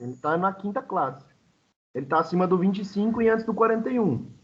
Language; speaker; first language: Portuguese; native; Portuguese